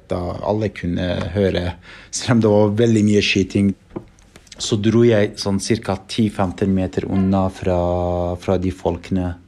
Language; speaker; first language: Norwegian; non-native, fluent; Persian